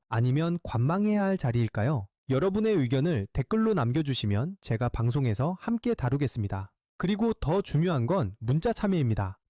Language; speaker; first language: Korean; native; Korean